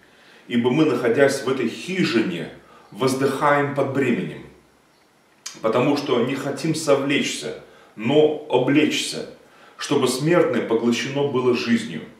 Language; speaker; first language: Russian; native; Russian